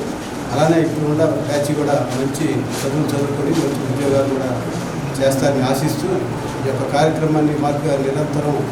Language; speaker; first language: Telugu; native; Telugu